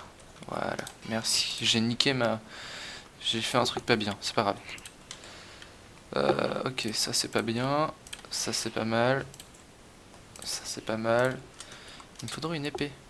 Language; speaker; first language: French; native; French